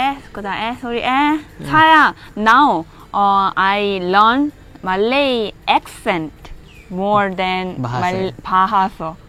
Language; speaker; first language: English; non-native, learner; Korean